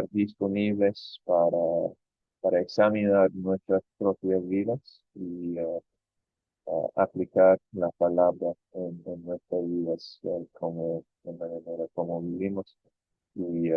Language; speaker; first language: Spanish; non-native, fluent; English